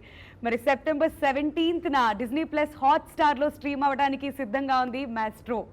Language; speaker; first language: Telugu; native; Telugu